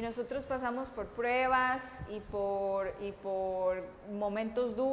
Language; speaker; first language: Spanish; native; Spanish